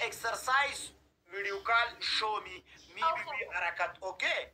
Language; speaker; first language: English; non-native, learner; Pashto